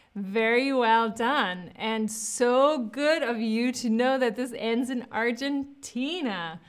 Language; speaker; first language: English; non-native, fluent; German